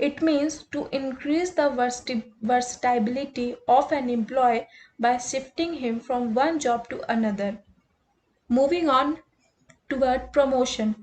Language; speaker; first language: English; non-native, local second language; Hindi